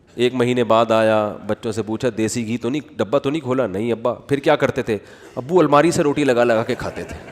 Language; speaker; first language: Urdu; native; Urdu